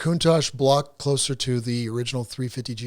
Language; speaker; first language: English; native; English